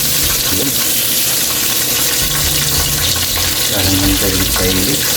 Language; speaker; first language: Filipino; native; Filipino